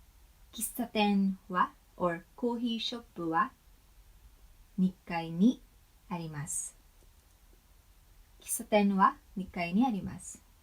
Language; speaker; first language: Japanese; non-native, learner; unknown